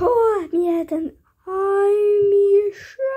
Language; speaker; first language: Russian; early bilingual, heritage; Russian